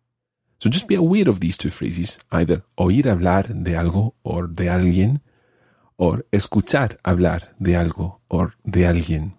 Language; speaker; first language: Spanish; non-native, fluent; English